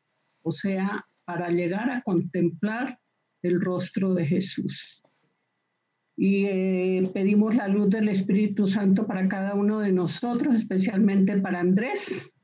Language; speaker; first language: Spanish; native; Spanish